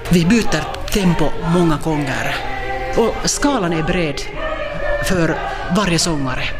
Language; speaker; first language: Swedish; non-native, fluent; Finnish